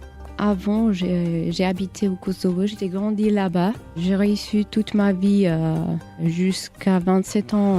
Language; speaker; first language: French; non-native, learner; Albanian